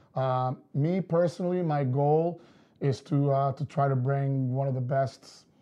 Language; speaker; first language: English; non-native, fluent; Portuguese